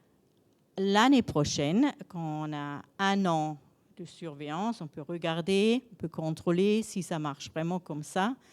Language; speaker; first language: French; non-native, learner; German